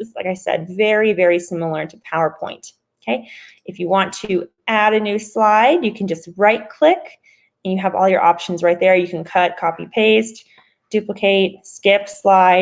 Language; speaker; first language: English; native; English